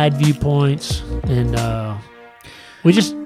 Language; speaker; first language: English; native; English